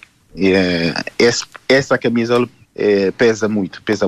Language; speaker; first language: Portuguese; non-native, learner; French